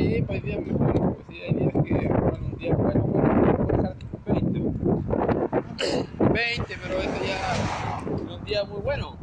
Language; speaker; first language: Spanish; native; Spanish